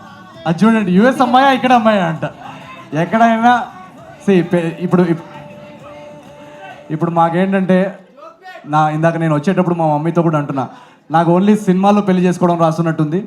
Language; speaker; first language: Telugu; native; Telugu